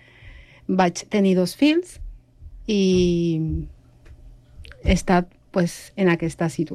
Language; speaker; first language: Catalan; non-native, fluent; Spanish